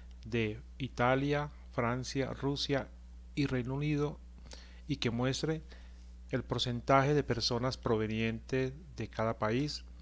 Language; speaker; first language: Spanish; native; Spanish